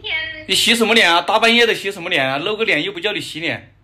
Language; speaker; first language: Chinese; native; Chinese